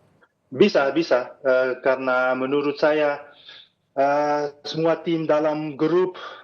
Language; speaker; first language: Indonesian; non-native, fluent; Dutch